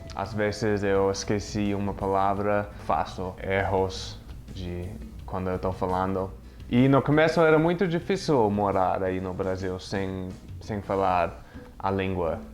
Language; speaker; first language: Portuguese; non-native, fluent; English